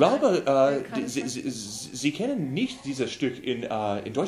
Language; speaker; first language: German; non-native, learner; English